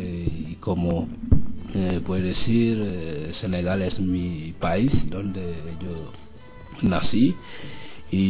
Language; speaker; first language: Spanish; non-native, learner; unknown